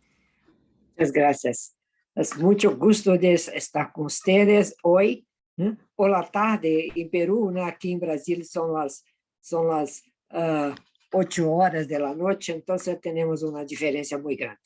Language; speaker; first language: Spanish; non-native, fluent; Portuguese